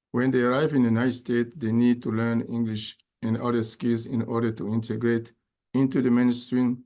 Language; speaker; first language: English; non-native, fluent; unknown